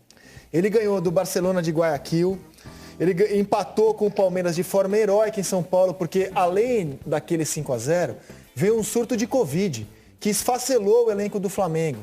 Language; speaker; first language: Portuguese; native; Portuguese